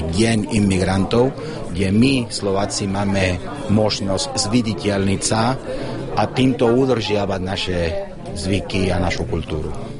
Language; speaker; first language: Slovak; non-native, fluent; Spanish